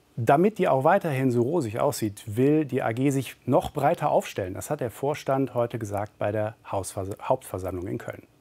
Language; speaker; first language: German; native; German